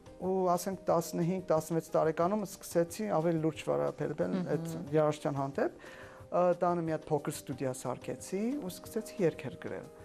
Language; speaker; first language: Armenian; early bilingual, heritage; Armenian